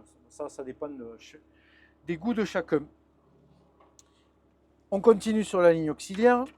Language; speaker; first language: French; native; French